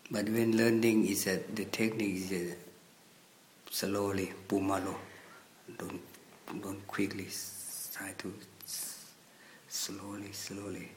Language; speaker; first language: English; non-native, learner; Thai